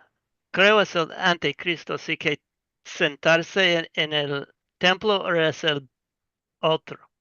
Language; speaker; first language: Spanish; non-native, learner; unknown